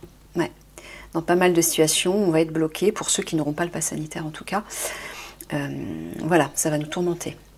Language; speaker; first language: French; native; French